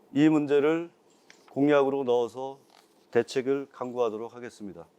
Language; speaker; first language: Korean; native; Korean